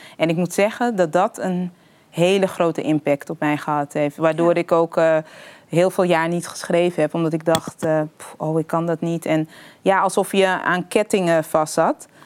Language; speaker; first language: Dutch; early bilingual, other home language; Papiamento